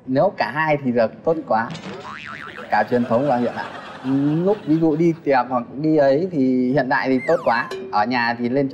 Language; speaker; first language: Vietnamese; native; Vietnamese